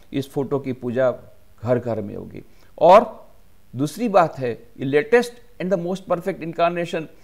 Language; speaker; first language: Hindi; non-native, local second language; Gujarati